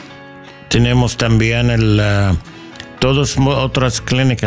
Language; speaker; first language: Spanish; non-native, learner; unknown